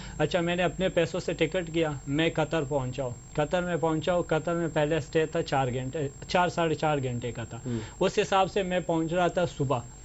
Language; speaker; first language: Hindi; non-native, local second language; Pashto